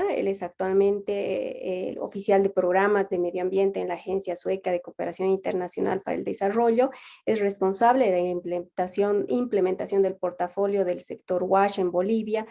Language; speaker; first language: Spanish; native; Spanish